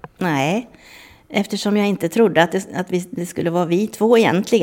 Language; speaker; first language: Swedish; native; Swedish